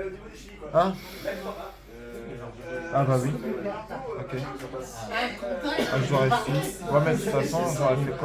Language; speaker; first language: French; native; French